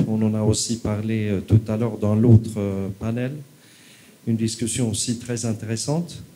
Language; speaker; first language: French; non-native, fluent; Swedish